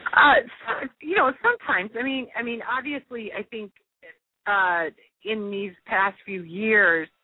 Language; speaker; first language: English; native; English